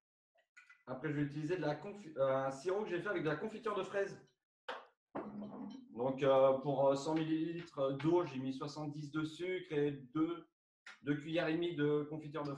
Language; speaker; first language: French; native; French